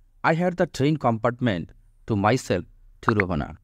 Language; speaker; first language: English; non-native, local second language; Bangla